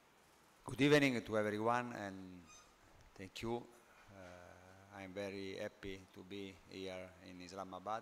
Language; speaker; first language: English; non-native, fluent; Italian